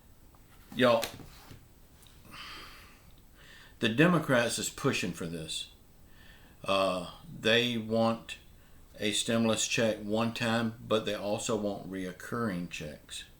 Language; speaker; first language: English; native; English